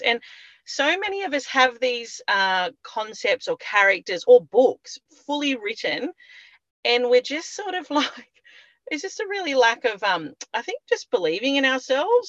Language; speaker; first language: English; native; English